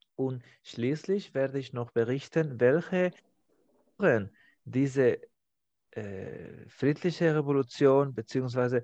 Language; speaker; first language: German; non-native, fluent; Spanish